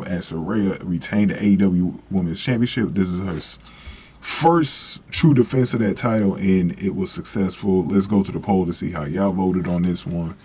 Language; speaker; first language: English; native; English